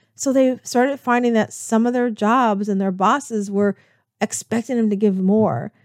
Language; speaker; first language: English; native; English